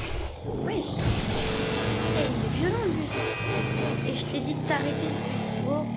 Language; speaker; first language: French; native; French